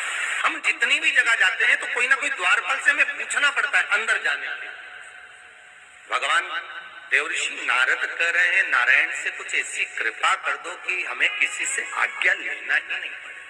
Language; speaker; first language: Hindi; native; Hindi